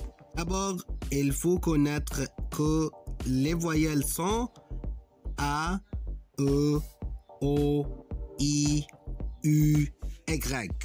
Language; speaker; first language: French; non-native, fluent; Arabic